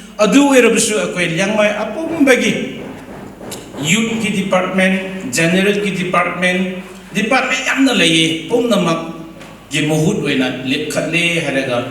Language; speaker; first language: Manipuri; non-native, local second language; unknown